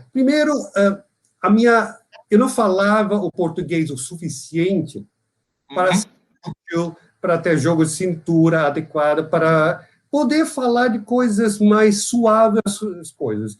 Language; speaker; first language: Portuguese; non-native, fluent; Dutch